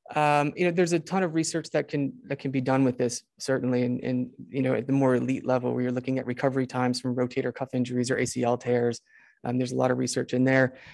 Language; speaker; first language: English; native; English